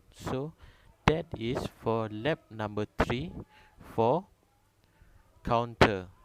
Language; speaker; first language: English; non-native, local second language; Malay